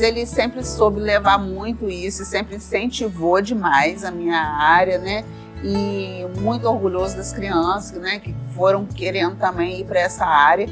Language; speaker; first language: Portuguese; native; Portuguese